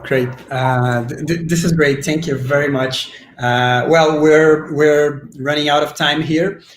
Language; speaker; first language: English; non-native, fluent; Portuguese